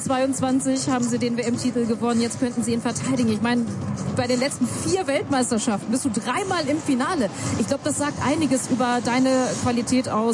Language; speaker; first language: German; native; German